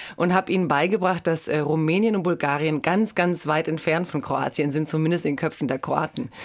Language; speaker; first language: German; early bilingual, other home language; Croatian